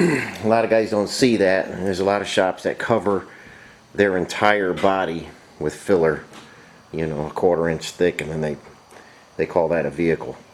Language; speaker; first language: English; native; English